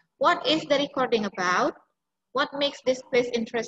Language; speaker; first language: English; non-native, fluent; Indonesian